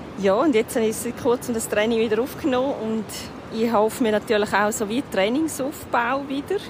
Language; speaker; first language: German; native; German